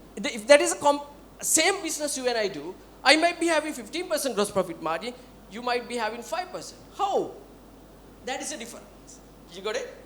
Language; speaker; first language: English; non-native, local second language; Sinhala